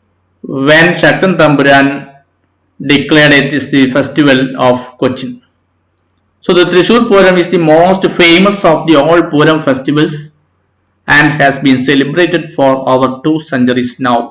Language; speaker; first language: English; non-native, local second language; Malayalam